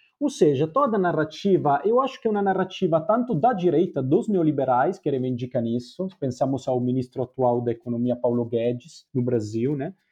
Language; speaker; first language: Portuguese; non-native, fluent; Spanish